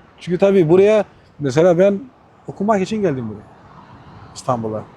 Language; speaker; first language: Turkish; non-native, fluent; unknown